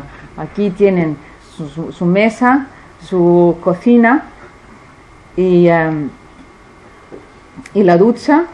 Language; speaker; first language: Spanish; non-native, fluent; Icelandic